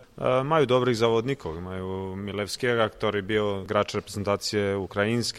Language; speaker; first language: Polish; non-native, learner; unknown